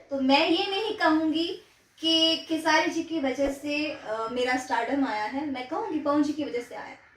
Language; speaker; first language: Hindi; non-native, local second language; Gujarati